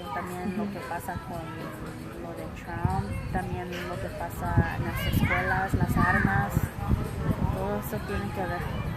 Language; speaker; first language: Spanish; early bilingual, other home language; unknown